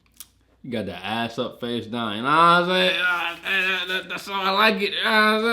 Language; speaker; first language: English; native; English